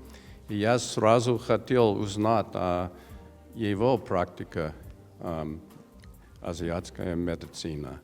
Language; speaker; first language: Russian; non-native, learner; English